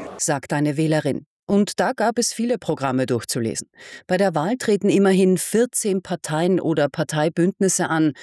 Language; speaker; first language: German; native; German